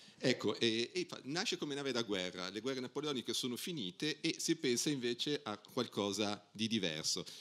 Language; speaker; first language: Italian; native; Italian